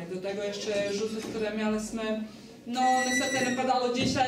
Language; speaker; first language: Polish; non-native, fluent; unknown